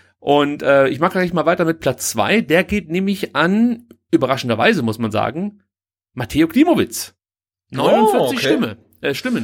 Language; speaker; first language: German; native; German